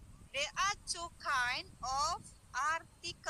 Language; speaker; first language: English; non-native, learner; Indonesian